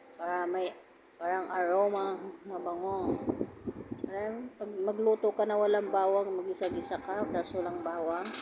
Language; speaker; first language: Filipino; non-native, local second language; Cebuano